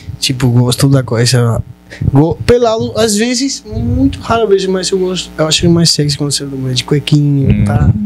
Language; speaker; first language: Portuguese; non-native, fluent; Spanish